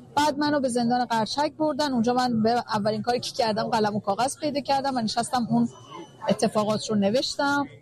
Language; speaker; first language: Persian; native; Persian